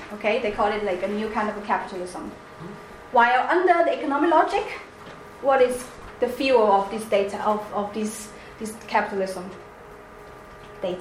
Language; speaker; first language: English; non-native, fluent; Chinese